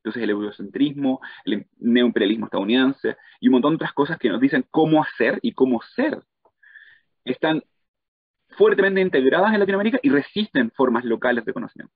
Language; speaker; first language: Spanish; native; Spanish